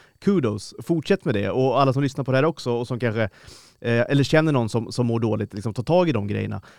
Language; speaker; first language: Swedish; native; Swedish